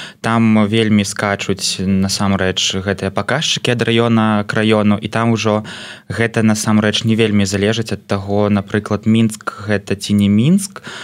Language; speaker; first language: Belarusian; non-native, local second language; Russian